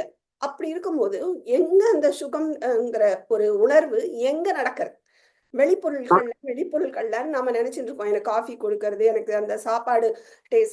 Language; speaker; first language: Tamil; native; Tamil